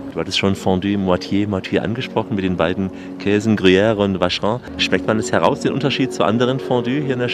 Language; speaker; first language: German; native; German